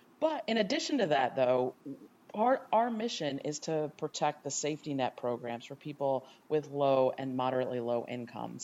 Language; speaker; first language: English; native; English